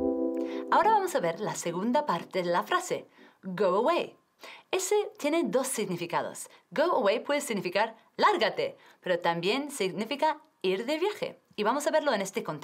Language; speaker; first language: Spanish; non-native, fluent; English